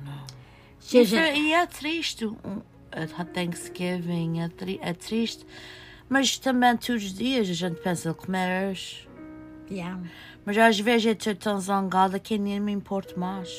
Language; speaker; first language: Portuguese; early bilingual, heritage; Portuguese